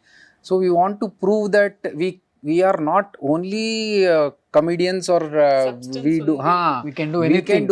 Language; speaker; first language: Telugu; native; Telugu